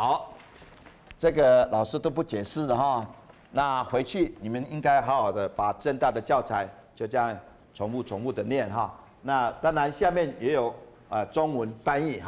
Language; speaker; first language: Chinese; non-native, local second language; Amis